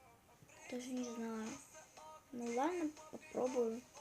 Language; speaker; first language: Russian; native; Russian